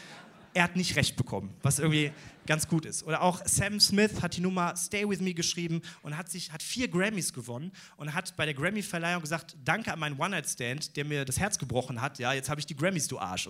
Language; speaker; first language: German; native; German